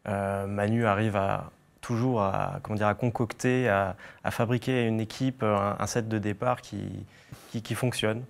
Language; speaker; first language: French; native; French